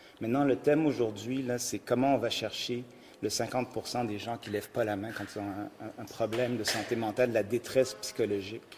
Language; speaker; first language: French; non-native, fluent; Spanish